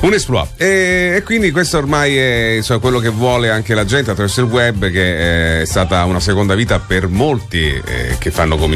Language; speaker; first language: Italian; native; Italian